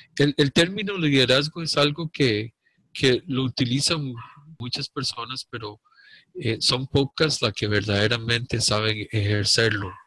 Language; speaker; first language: Spanish; native; Spanish